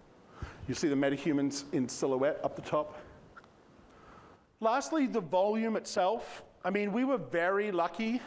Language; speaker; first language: English; native; English